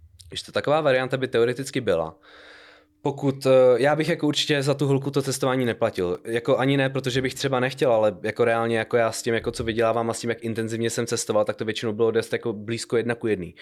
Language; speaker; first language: Czech; native; Czech